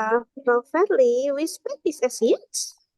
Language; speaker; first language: German; non-native, learner; Indonesian